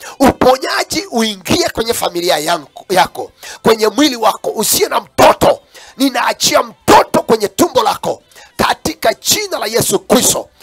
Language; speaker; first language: Swahili; non-native, local second language; Kamba